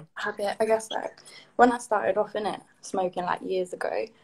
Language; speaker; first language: English; native; English